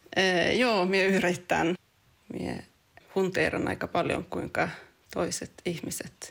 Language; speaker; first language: Finnish; non-native, local second language; Swedish